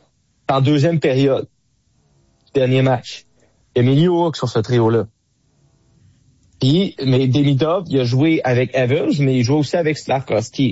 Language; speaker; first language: French; native; French